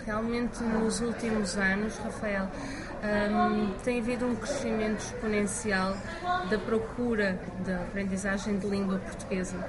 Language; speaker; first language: Portuguese; native; Portuguese